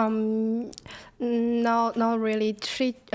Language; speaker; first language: English; non-native, learner; Chinese